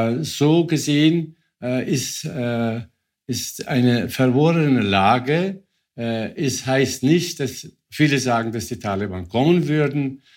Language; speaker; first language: German; non-native, fluent; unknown